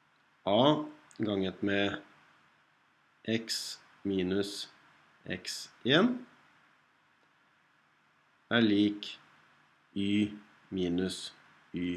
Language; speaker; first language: Norwegian; native; Norwegian